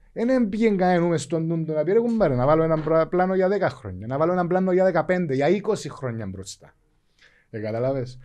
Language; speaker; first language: Greek; native; Greek